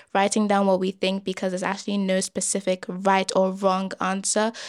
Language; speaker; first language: English; early bilingual, other home language; Yoruba